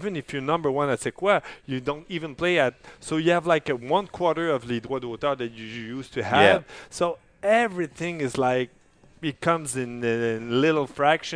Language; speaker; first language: English; non-native, fluent; French